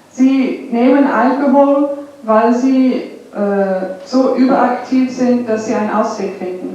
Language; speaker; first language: German; non-native, fluent; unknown